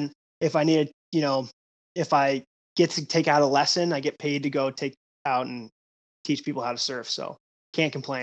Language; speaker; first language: English; native; English